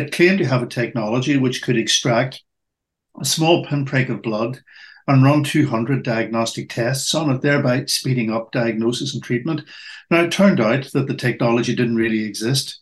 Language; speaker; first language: English; native; English